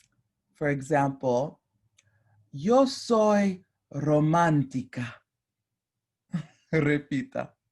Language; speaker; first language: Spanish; non-native, fluent; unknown